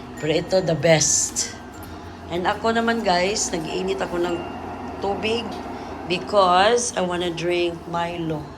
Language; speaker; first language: Filipino; native; Filipino